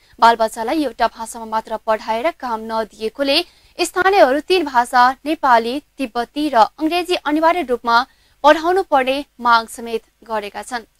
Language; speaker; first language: Nepali; non-native, local second language; Maithili